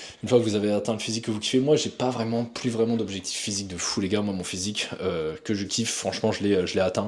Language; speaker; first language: French; native; French